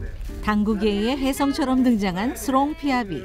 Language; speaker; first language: Korean; native; Korean